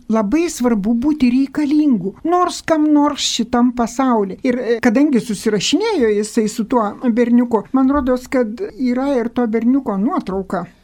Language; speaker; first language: Lithuanian; native; Lithuanian